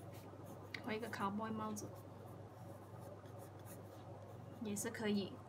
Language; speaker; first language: Chinese; native; Chinese